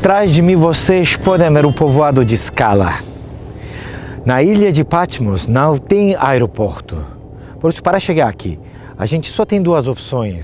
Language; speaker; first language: Portuguese; non-native, fluent; Turkish